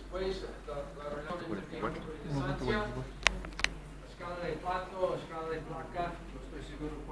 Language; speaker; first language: Spanish; non-native, fluent; English